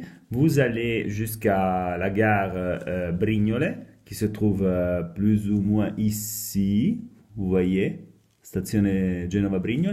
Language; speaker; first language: French; non-native, fluent; Italian